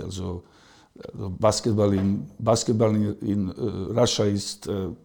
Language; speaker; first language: German; non-native, fluent; Serbian